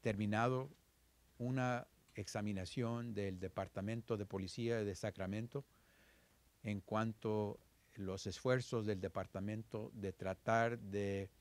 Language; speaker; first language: Spanish; early bilingual, heritage; Spanish